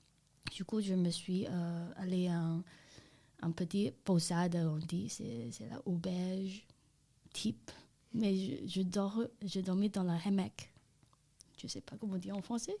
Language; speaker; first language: French; non-native, learner; Chinese